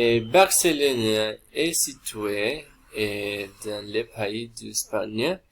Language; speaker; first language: French; non-native, learner; Spanish